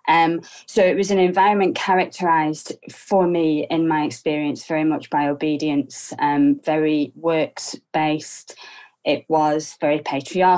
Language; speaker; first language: English; native; English